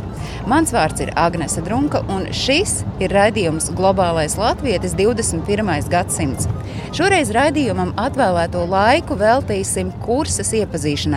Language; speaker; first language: Latvian; native; Latvian